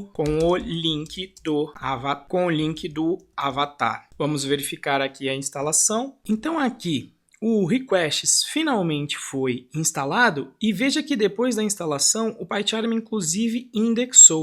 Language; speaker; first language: Portuguese; native; Portuguese